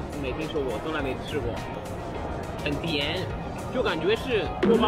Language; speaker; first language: Chinese; non-native, fluent; Spanish